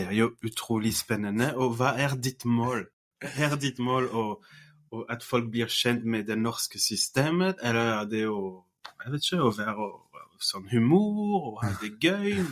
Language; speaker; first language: Norwegian; non-native, fluent; French